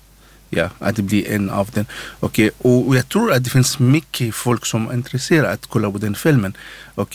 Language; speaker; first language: Swedish; non-native, learner; Arabic